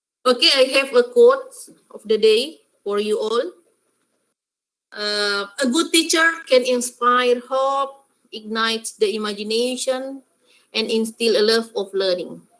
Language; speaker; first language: English; non-native, fluent; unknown